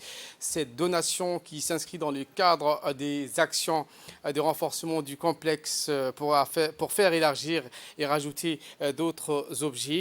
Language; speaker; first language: French; native; French